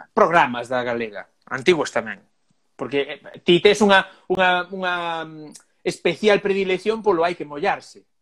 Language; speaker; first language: Galician; native; Galician